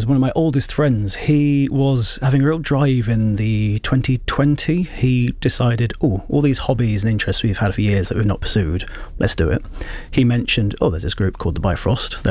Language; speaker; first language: English; native; English